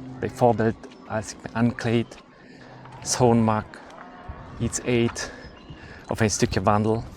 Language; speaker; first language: Dutch; non-native, learner; Hungarian